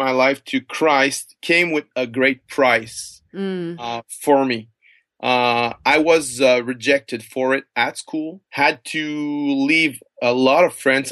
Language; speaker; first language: English; non-native, fluent; French